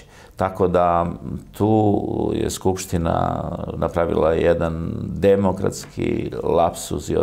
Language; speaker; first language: Croatian; native; Croatian